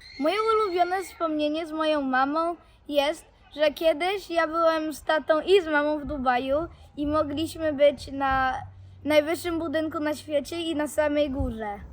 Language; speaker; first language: Polish; early bilingual, heritage; Polish